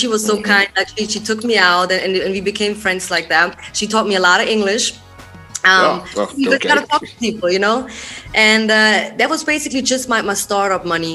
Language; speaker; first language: English; non-native, fluent; Swiss German